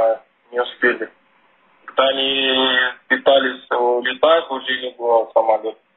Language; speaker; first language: Russian; non-native, fluent; Portuguese